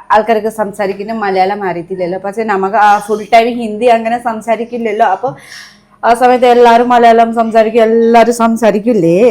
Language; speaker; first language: Malayalam; non-native, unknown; Nepali